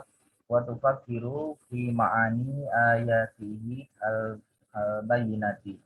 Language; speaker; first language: Arabic; non-native, learner; Indonesian